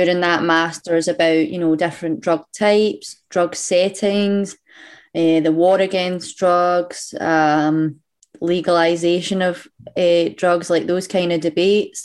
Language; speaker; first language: English; native; English